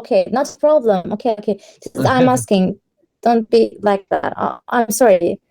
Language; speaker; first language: English; non-native, learner; Turkish